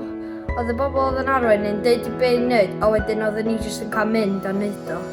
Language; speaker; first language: Welsh; native; Welsh